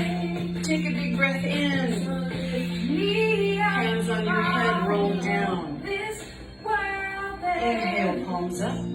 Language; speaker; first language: English; native; English